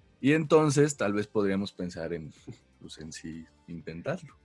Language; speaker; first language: Spanish; native; Spanish